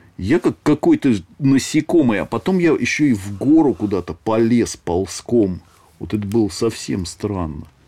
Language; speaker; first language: Russian; native; Russian